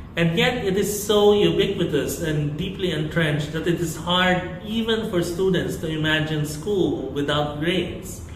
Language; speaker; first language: English; non-native, local second language; Filipino